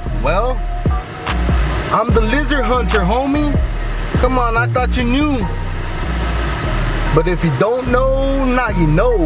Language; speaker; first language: English; native; English